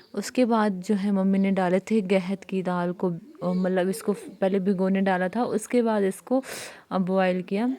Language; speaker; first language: Hindi; native; Hindi